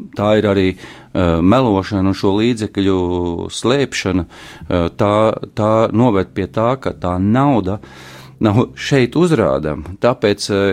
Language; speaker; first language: Latvian; native; Latvian